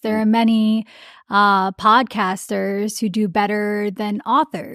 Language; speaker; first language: English; early bilingual, other home language; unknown